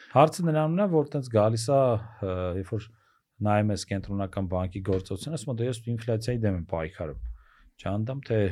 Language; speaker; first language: Armenian; native; Armenian